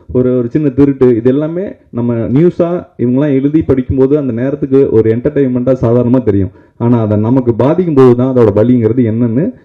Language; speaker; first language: Tamil; native; Tamil